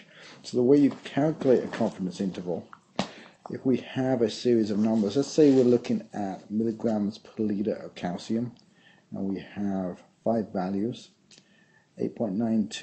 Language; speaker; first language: English; native; English